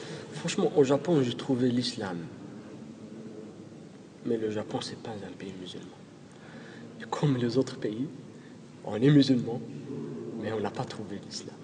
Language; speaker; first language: French; non-native, local second language; Arabic